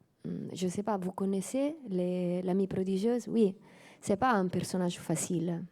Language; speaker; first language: French; non-native, fluent; Italian